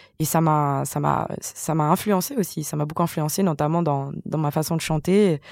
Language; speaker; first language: French; non-native, local second language; Malagasy